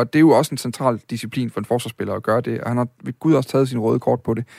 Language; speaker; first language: Danish; native; Danish